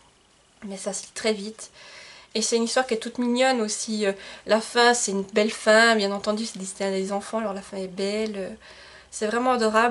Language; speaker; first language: French; native; French